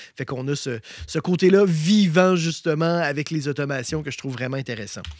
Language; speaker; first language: French; native; French